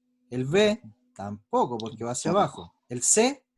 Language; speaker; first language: Spanish; native; Spanish